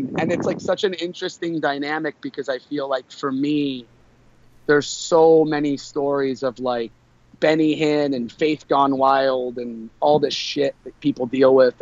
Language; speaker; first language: English; native; English